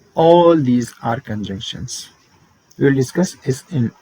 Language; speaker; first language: English; non-native, local second language; Urdu